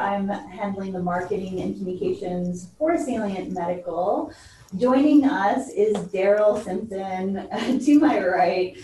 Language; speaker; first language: English; native; English